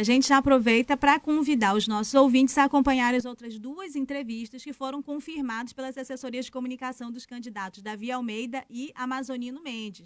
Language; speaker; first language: Portuguese; native; Portuguese